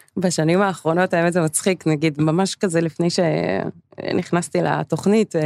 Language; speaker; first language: Hebrew; early bilingual, other home language; English